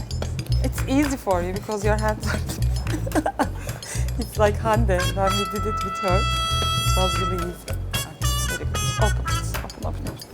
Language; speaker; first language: English; non-native, fluent; Turkish